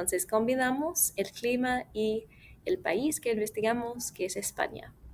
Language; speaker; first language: Spanish; non-native, fluent; English